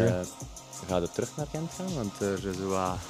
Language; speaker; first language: Dutch; native; Dutch